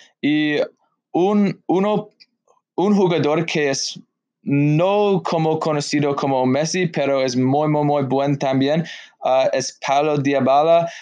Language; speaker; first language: Spanish; non-native, learner; English